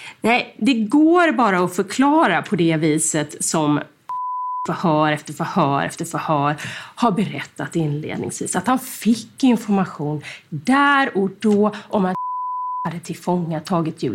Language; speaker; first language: Swedish; native; Swedish